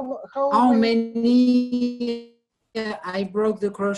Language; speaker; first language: English; non-native, learner; French